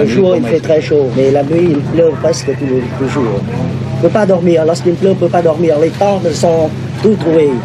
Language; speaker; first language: French; non-native, local second language; Vietnamese